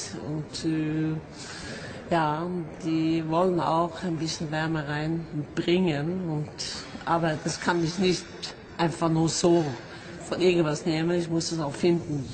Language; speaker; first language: German; non-native, fluent; Norwegian